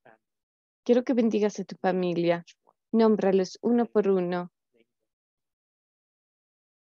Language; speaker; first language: Spanish; native; Spanish